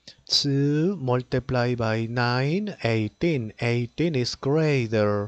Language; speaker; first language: English; non-native, learner; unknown